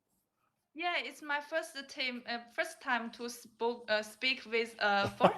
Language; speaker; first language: English; non-native, learner; Chinese